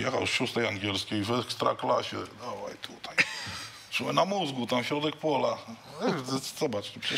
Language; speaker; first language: Polish; native; Polish